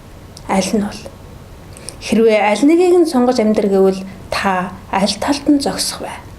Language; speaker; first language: Mongolian; native; Mongolian